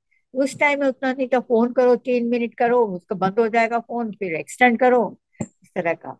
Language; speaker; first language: Hindi; non-native, local second language; Tamil